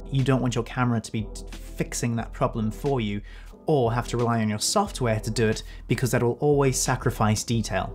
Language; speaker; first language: English; native; English